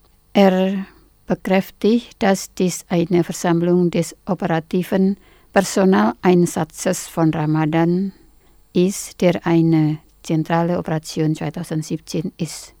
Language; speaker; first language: German; non-native, fluent; Indonesian